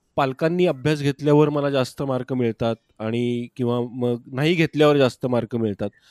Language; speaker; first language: Marathi; native; Marathi